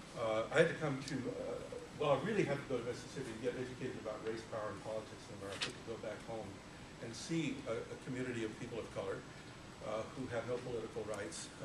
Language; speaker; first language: English; native; English